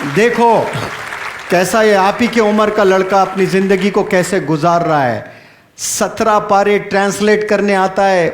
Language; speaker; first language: Urdu; native; Urdu